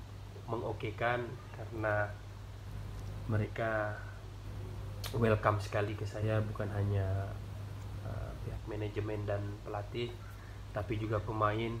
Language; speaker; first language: Indonesian; non-native, local second language; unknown